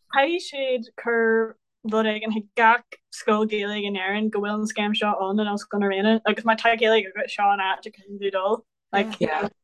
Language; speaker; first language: Irish; non-native, local second language; English